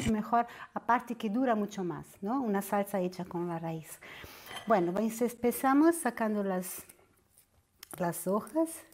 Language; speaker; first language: Spanish; non-native, fluent; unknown